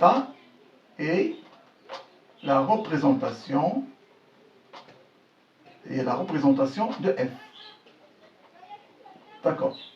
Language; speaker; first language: French; non-native, local second language; Arabic